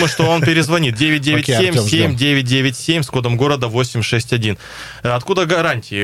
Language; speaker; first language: Russian; native; Russian